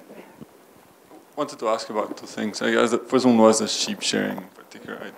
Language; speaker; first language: English; native; English